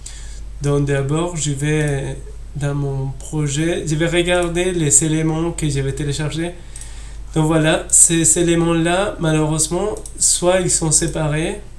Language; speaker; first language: French; non-native, fluent; Spanish